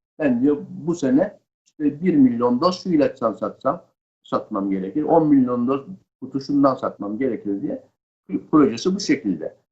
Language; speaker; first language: Turkish; native; Turkish